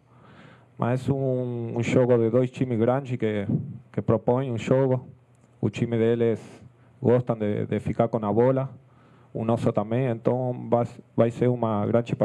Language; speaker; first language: Portuguese; non-native, fluent; Spanish